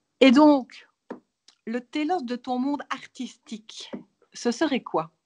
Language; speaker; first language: French; native; French